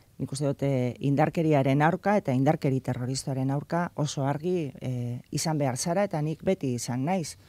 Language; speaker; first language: Basque; non-native, local second language; Spanish